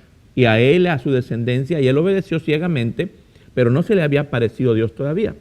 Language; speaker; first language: Spanish; native; Spanish